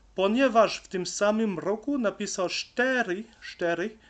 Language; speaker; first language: Polish; non-native, learner; French